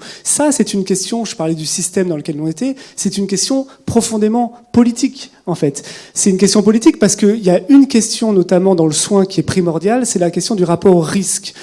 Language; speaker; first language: French; native; French